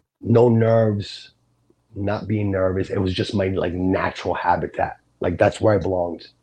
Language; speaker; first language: English; early bilingual, other home language; Sicilian